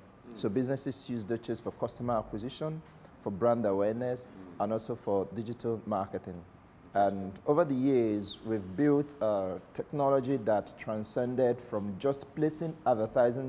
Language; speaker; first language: English; non-native, local second language; Igbo